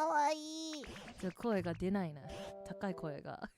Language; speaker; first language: Japanese; native; Japanese